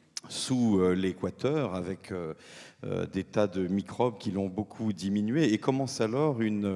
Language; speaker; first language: French; native; French